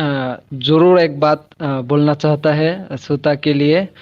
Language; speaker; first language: Hindi; non-native, learner; Bangla